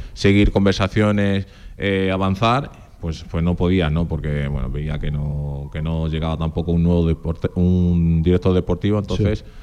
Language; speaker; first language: Spanish; early bilingual, other home language; Portuguese